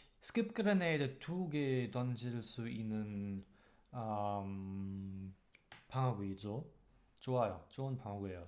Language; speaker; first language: Korean; non-native, learner; German